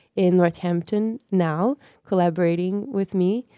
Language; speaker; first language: English; non-native, fluent; Portuguese